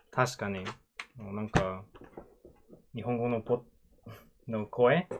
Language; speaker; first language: Japanese; non-native, learner; English